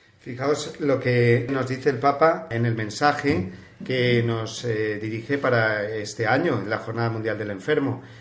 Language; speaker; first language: Spanish; native; Spanish